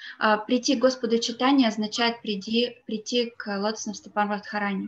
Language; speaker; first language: Russian; native; Russian